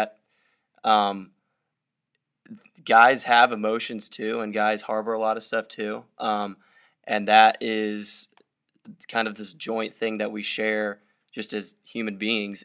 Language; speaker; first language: English; native; English